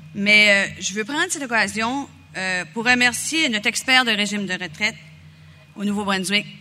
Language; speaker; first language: French; native; French